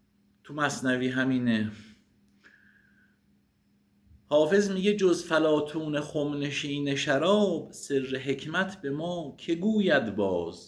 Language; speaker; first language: Persian; native; Persian